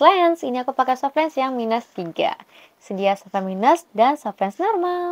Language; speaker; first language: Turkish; non-native, learner; Indonesian